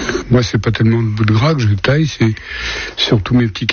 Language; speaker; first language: French; native; French